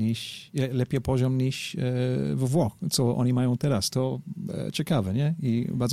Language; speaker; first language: Polish; non-native, learner; English